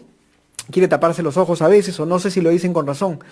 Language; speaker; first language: Spanish; native; Spanish